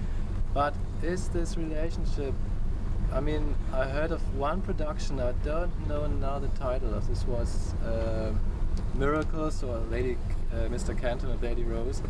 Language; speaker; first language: English; non-native, fluent; German